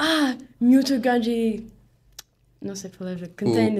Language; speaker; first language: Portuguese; non-native, learner; English